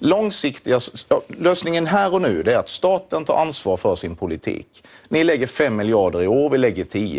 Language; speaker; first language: Swedish; native; Swedish